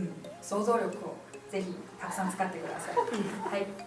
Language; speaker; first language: Japanese; non-native, fluent; Chinese